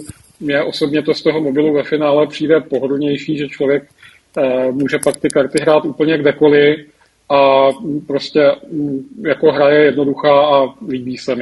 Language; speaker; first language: Czech; native; Czech